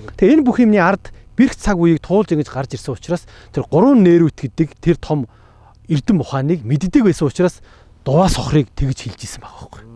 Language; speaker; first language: Mongolian; native; Mongolian